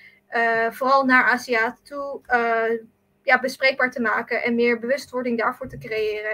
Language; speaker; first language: Dutch; early bilingual, other home language; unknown